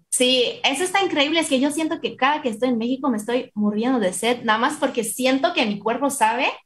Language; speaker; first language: Spanish; non-native, fluent; English